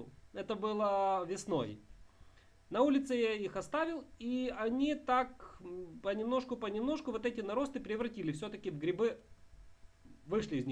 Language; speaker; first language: Russian; native; Russian